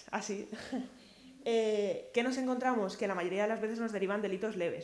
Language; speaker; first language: Spanish; native; Spanish